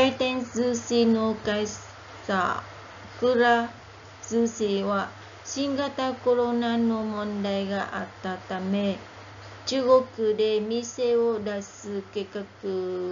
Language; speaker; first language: Japanese; non-native, learner; Vietnamese